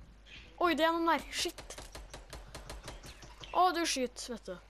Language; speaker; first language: Norwegian; native; Norwegian